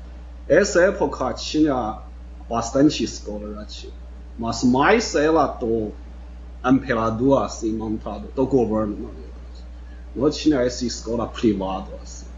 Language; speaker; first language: Portuguese; non-native, fluent; Chinese